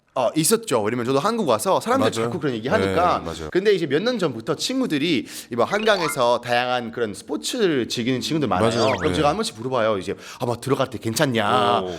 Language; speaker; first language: Korean; non-native, fluent; French